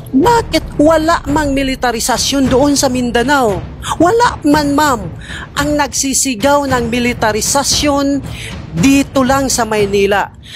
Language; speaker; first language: Filipino; non-native, local second language; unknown